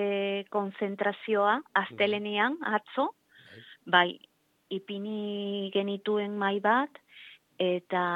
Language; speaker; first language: Basque; non-native, learner; Spanish